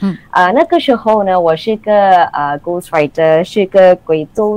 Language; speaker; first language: Chinese; non-native, local second language; English